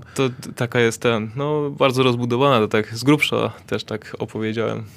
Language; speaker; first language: Polish; native; Polish